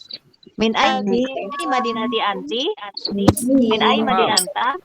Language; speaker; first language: Arabic; non-native, learner; Indonesian